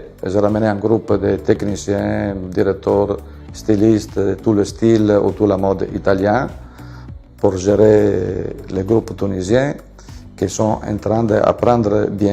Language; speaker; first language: French; non-native, fluent; Italian